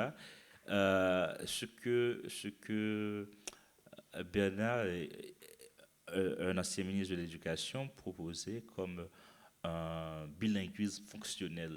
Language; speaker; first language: French; non-native, local second language; Haitian Creole